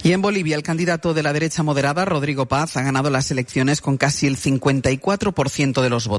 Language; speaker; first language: Spanish; native; Spanish